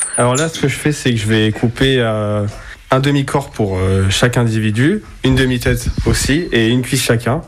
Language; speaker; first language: French; native; French